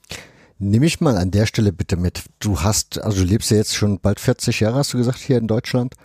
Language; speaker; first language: German; native; German